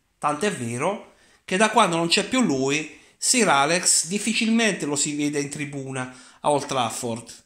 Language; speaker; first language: Italian; native; Italian